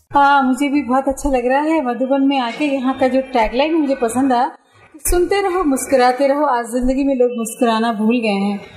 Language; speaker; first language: Hindi; native; Hindi